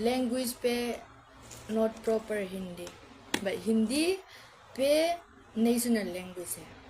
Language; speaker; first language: Hindi; non-native, learner; Mizo